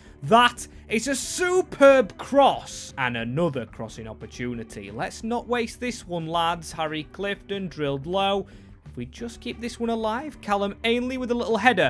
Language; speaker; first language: English; native; English